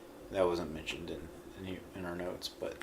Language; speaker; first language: English; native; English